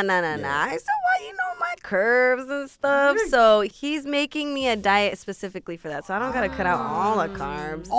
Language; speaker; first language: English; early bilingual, other home language; Spanish